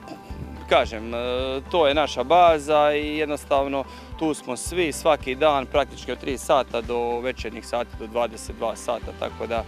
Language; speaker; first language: Croatian; native; Croatian